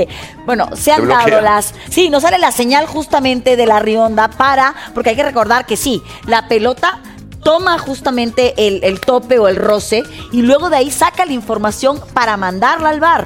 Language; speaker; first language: Spanish; native; Spanish